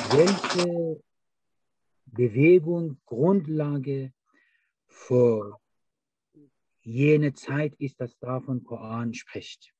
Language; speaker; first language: German; non-native, fluent; Persian